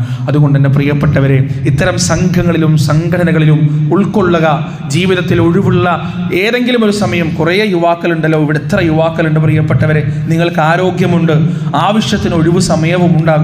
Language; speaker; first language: Malayalam; native; Malayalam